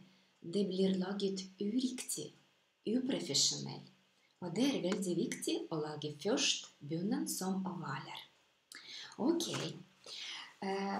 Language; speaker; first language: Norwegian; non-native, fluent; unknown